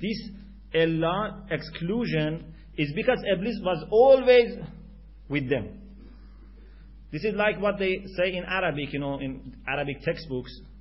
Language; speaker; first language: English; non-native, fluent; Persian